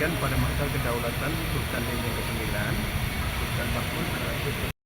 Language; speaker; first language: Indonesian; native; Indonesian